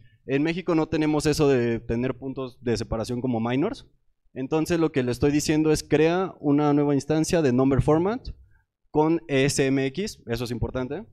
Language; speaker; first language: Spanish; native; Spanish